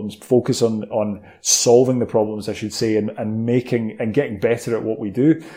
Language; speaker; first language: English; native; English